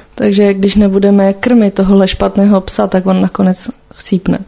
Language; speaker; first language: Czech; native; Czech